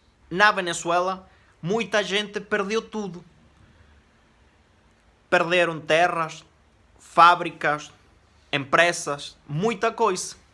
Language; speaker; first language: Portuguese; non-native, fluent; Spanish